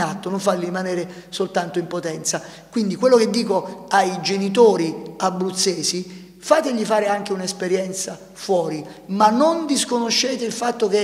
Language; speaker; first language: Italian; native; Italian